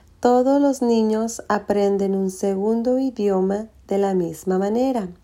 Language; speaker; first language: Spanish; early bilingual, heritage; Spanish